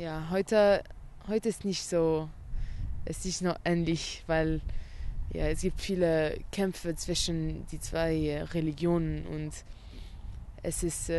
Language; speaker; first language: German; non-native, learner; Arabic